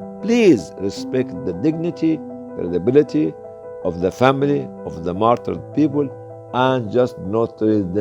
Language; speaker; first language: English; non-native, fluent; Arabic